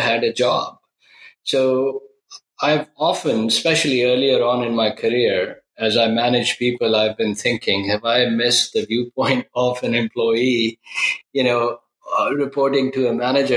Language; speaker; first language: English; non-native, local second language; Urdu